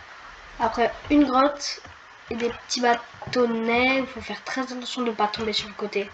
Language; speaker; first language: French; native; French